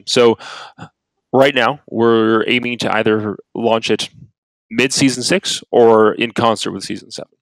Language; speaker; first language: English; native; English